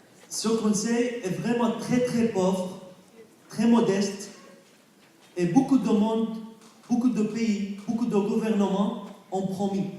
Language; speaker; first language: French; non-native, fluent; Arabic